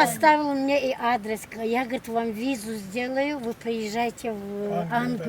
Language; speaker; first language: Russian; non-native, local second language; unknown